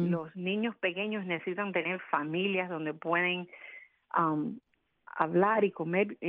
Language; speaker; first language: Spanish; early bilingual, other home language; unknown